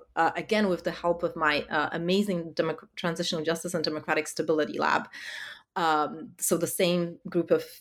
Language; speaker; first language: English; early bilingual, other home language; Polish